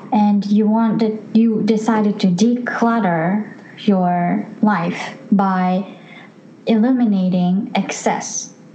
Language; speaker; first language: English; non-native, fluent; Japanese